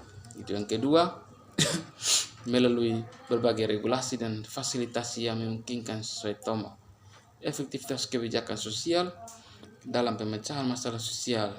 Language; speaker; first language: Indonesian; native; Indonesian